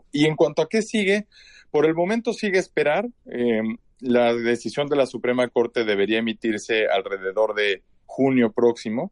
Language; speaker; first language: Spanish; native; Spanish